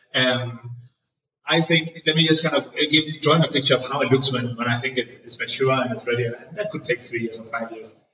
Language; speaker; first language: English; non-native, fluent; Danish